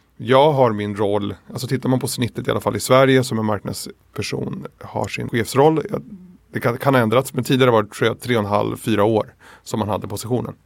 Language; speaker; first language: Swedish; early bilingual, other home language; Spanish